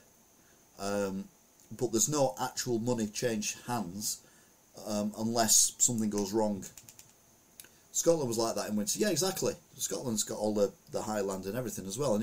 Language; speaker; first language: English; native; English